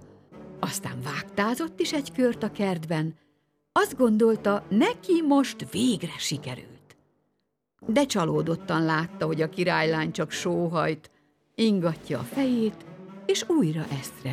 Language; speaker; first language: Hungarian; native; Hungarian